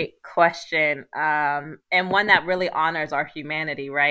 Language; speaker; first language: English; native; English